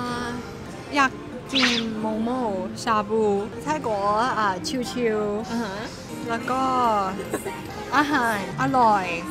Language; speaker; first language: Thai; non-native, learner; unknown